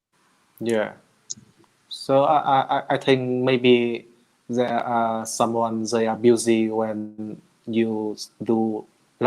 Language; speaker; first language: English; non-native, learner; Vietnamese